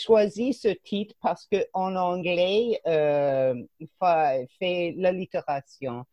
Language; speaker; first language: French; non-native, fluent; English